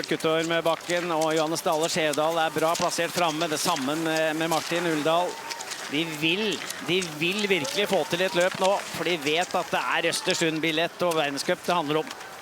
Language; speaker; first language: Norwegian; native; Norwegian